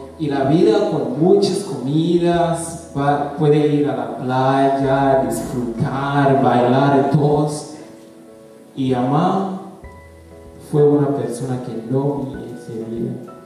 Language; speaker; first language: Spanish; non-native, learner; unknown